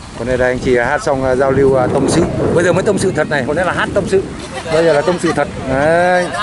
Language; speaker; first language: Vietnamese; non-native, local second language; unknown